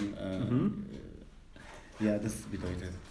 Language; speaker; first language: German; non-native, learner; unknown